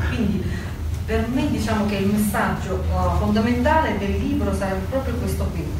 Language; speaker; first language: Italian; non-native, fluent; Russian